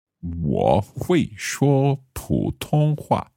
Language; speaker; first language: Chinese; non-native, learner; English